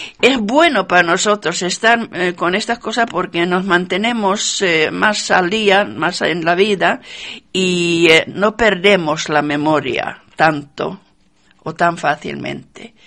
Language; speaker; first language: Spanish; non-native, fluent; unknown